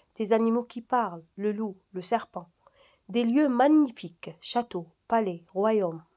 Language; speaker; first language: French; non-native, local second language; Arabic